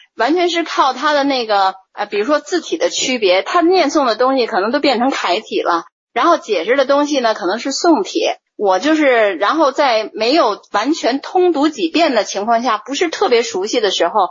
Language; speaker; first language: Chinese; native; Chinese